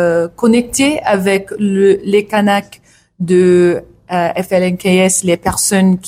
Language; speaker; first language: French; non-native, learner; English